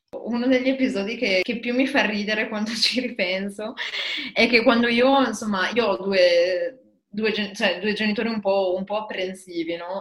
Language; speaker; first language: Italian; native; Italian